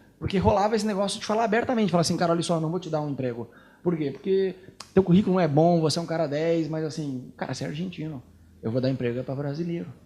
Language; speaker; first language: Portuguese; native; Portuguese